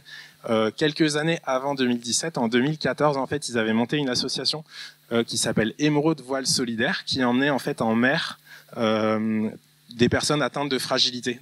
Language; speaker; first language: French; native; French